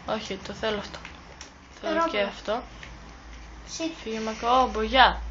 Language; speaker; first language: Greek; native; Greek